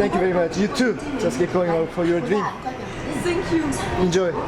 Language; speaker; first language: English; non-native, fluent; Korean